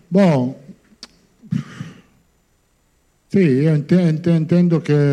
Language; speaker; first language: Portuguese; non-native, learner; Italian